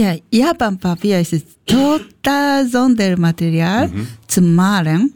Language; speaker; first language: German; non-native, learner; Japanese